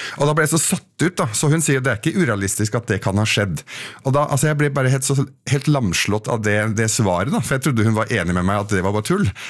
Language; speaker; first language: Norwegian; early bilingual, other home language; Arabic